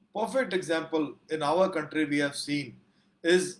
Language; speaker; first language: English; non-native, local second language; Punjabi